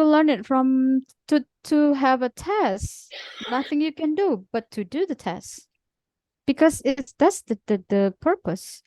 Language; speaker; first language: English; non-native, fluent; Indonesian